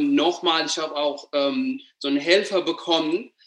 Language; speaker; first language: German; non-native, fluent; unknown